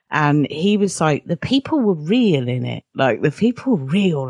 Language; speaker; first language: English; native; English